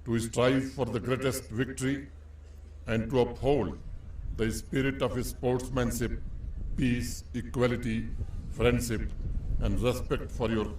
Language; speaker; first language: English; non-native, local second language; Hindi